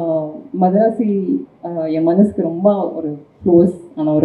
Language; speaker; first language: Tamil; non-native, fluent; Kannada